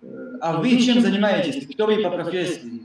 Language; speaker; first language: Russian; non-native, learner; Serbian